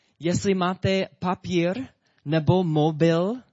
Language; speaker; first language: Czech; non-native, fluent; English